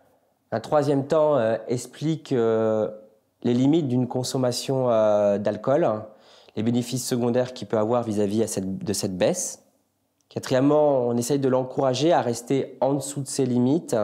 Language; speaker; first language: French; native; French